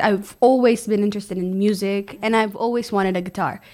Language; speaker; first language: English; non-native, fluent; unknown